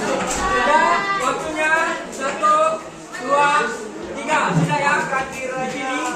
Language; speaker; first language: Indonesian; native; Indonesian